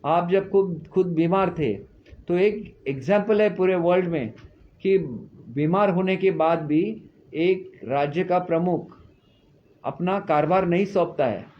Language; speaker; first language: Hindi; non-native, local second language; Marathi